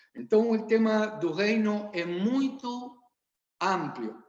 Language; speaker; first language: Portuguese; non-native, learner; Spanish